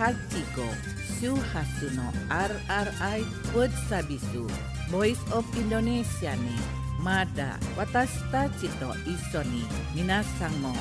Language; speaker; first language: Japanese; non-native, fluent; Indonesian